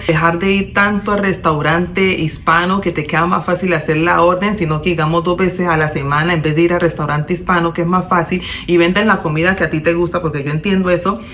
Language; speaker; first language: Spanish; native; Spanish